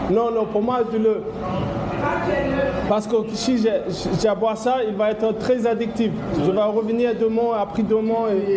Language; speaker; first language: French; non-native, learner; English